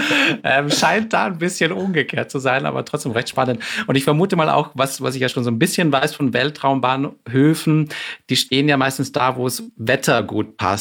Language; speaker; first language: German; native; German